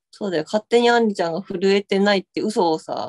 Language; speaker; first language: Japanese; native; Japanese